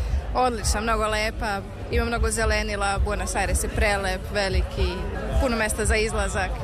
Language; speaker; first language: Serbian; native; Serbian